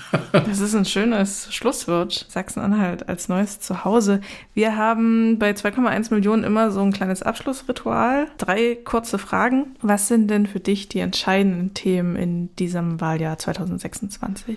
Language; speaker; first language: German; native; German